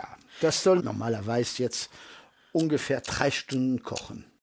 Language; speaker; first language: German; early bilingual, heritage; French